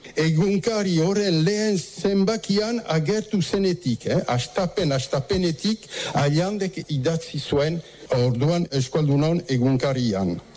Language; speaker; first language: Basque; native; Basque